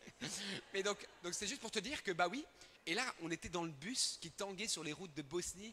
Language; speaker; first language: French; early bilingual, other home language; Arabic